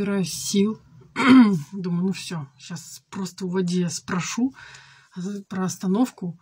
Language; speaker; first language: Russian; native; Russian